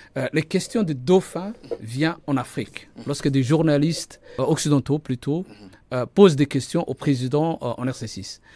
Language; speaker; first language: French; non-native, local second language; Somali